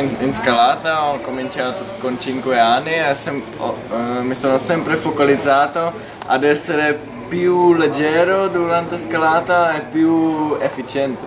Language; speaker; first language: Italian; non-native, fluent; Czech